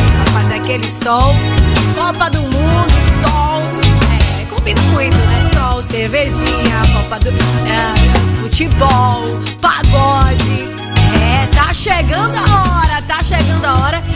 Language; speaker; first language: Portuguese; native; Portuguese